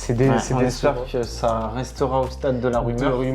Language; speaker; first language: French; native; French